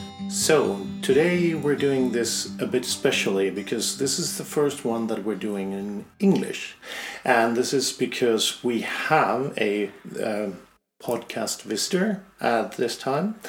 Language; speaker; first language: English; non-native, fluent; Finnish